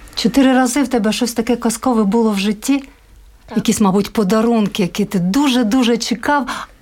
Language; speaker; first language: Ukrainian; native; Ukrainian